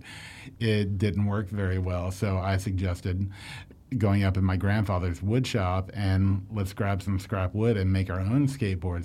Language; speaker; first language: English; native; English